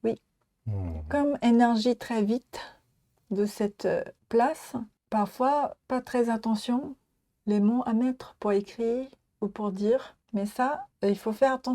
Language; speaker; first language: French; non-native, learner; Japanese